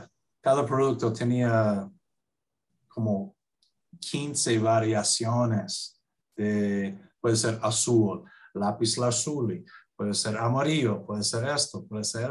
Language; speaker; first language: Spanish; non-native, fluent; English